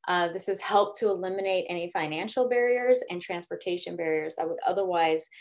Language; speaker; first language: English; native; English